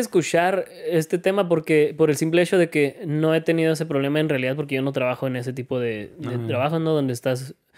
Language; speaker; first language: Spanish; native; Spanish